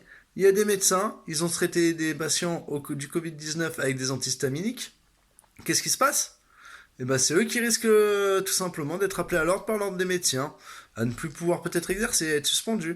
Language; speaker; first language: French; native; French